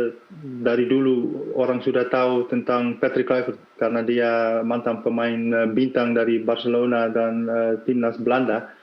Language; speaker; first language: Indonesian; non-native, fluent; Dutch